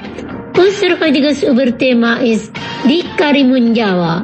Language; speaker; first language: German; non-native, fluent; Indonesian